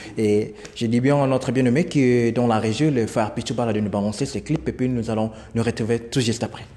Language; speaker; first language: French; non-native, local second language; Lingala